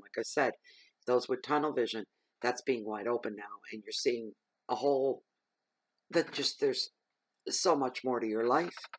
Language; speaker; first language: English; native; English